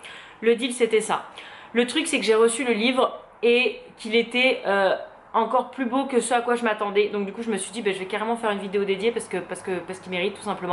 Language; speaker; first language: French; native; French